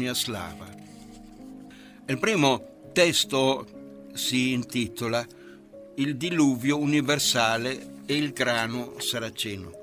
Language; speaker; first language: Italian; non-native, fluent; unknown